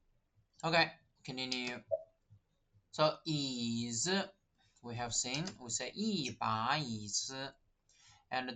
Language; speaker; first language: English; non-native, fluent; Chinese